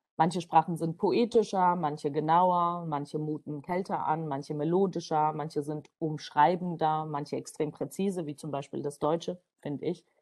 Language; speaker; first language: German; non-native, fluent; Georgian